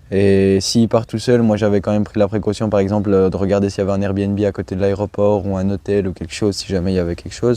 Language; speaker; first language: French; native; French